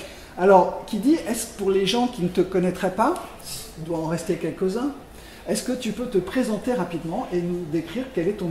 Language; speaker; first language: French; native; French